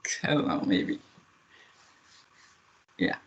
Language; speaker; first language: English; non-native, learner; Spanish